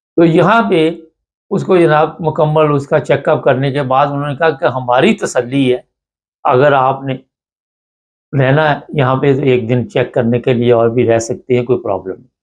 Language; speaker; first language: Urdu; non-native, local second language; Punjabi